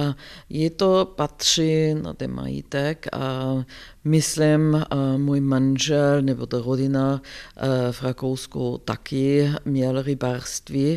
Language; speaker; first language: Czech; non-native, fluent; German